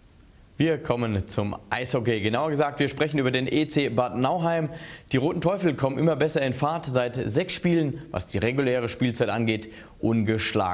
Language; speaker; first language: German; native; German